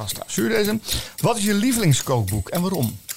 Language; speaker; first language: Dutch; native; Dutch